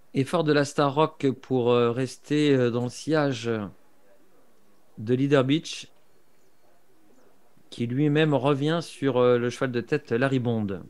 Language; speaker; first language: French; native; French